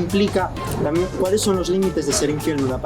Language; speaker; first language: Spanish; native; Spanish